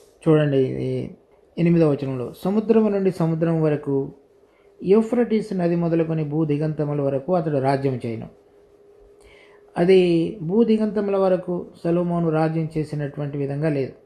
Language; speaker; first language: Telugu; native; Telugu